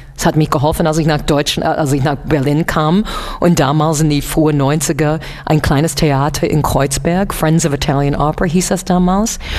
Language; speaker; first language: German; non-native, fluent; English